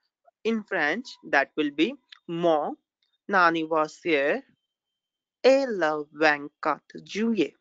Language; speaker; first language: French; non-native, fluent; Hindi